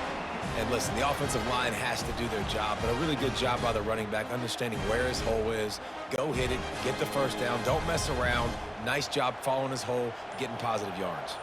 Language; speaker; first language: English; native; English